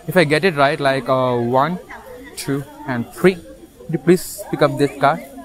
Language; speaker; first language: English; non-native, local second language; Malayalam